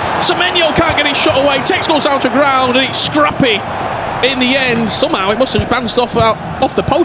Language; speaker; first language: English; native; English